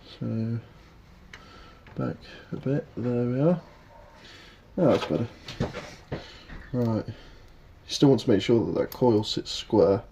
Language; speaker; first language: English; native; English